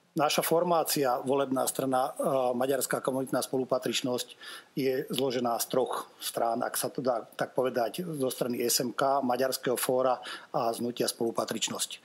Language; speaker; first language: Slovak; non-native, local second language; Hungarian